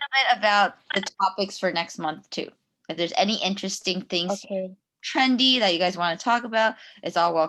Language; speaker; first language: English; non-native, fluent; Chinese